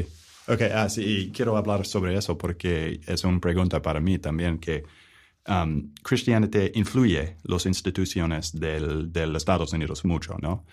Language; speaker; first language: Spanish; non-native, learner; English